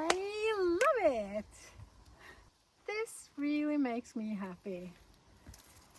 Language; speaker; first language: English; non-native, fluent; Norwegian